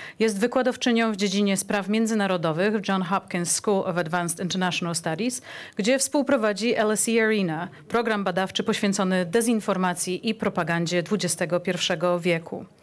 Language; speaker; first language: Polish; native; Polish